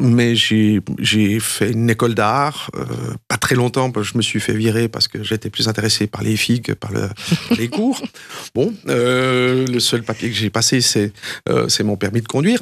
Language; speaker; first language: French; native; French